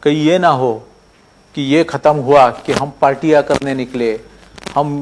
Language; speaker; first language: Hindi; non-native, local second language; Marathi